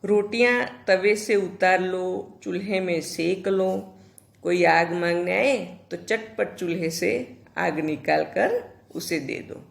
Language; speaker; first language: Hindi; non-native, local second language; Gujarati